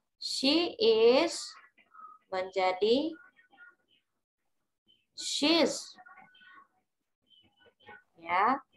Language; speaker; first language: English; non-native, fluent; Indonesian